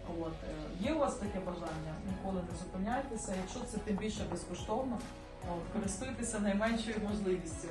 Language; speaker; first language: Ukrainian; native; Ukrainian